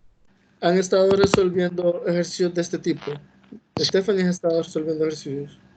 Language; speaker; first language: Spanish; native; Spanish